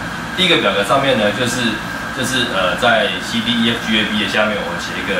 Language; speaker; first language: Chinese; native; Chinese